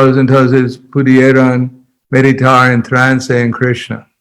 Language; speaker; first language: Spanish; non-native, fluent; English